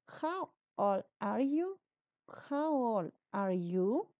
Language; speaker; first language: English; non-native, learner; Spanish